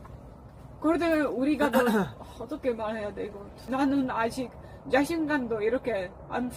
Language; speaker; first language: Korean; non-native, learner; Czech